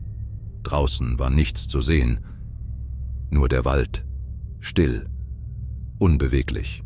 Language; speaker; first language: German; native; German